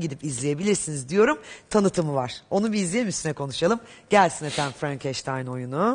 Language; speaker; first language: Turkish; native; Turkish